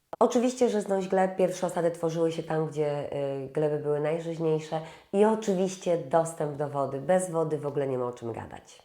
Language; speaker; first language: Polish; native; Polish